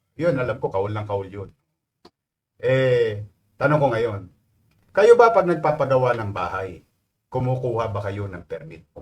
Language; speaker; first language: Filipino; native; Filipino